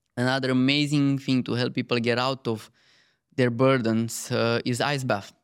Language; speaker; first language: English; non-native, fluent; Romanian